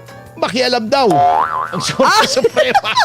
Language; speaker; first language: Filipino; native; Filipino